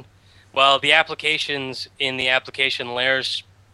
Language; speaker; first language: English; native; English